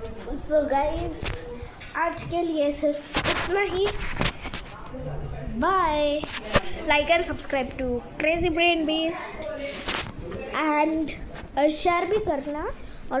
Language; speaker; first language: Hindi; non-native, local second language; Marathi